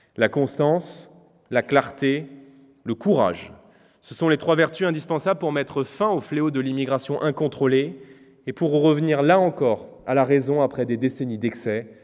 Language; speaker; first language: French; native; French